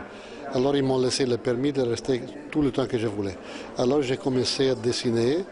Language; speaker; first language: French; non-native, fluent; Italian